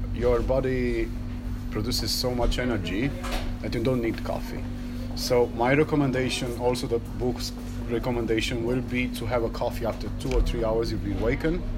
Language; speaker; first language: English; non-native, learner; Romanian